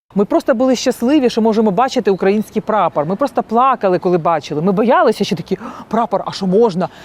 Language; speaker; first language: Ukrainian; native; Ukrainian